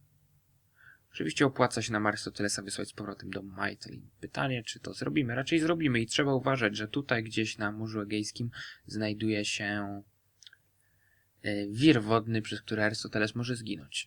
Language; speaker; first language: Polish; native; Polish